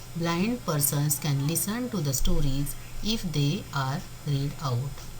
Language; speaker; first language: English; non-native, local second language; Marathi